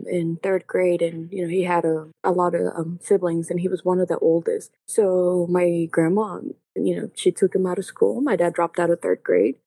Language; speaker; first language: English; non-native, fluent; Spanish